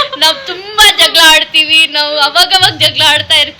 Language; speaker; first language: Kannada; non-native, local second language; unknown